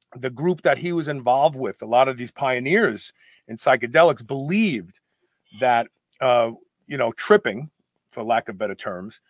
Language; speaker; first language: English; native; English